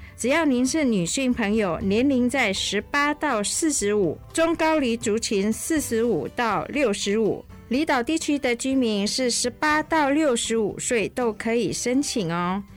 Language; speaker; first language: Chinese; non-native, fluent; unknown